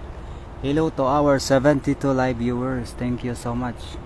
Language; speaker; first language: English; non-native, learner; Filipino